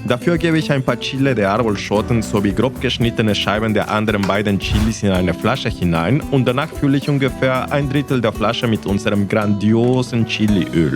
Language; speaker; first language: German; non-native, fluent; Spanish